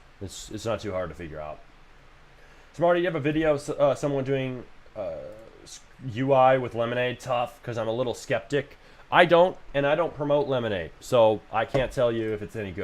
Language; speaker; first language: English; native; English